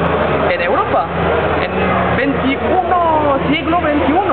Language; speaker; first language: Spanish; non-native, learner; French